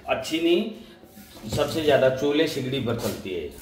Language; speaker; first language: Hindi; native; Hindi